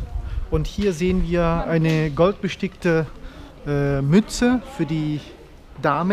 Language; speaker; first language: German; non-native, fluent; Uzbek